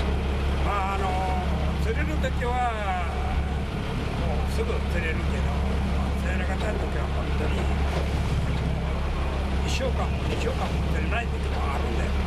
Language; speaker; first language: Japanese; native; Japanese